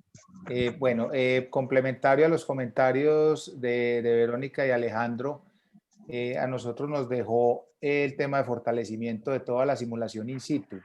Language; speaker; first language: Spanish; native; Spanish